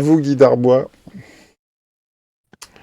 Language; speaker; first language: French; native; French